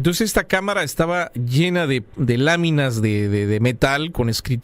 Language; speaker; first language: Spanish; native; Spanish